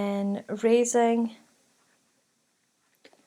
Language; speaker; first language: English; native; English